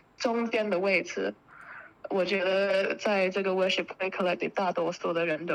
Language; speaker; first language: Chinese; early bilingual, heritage; Chinese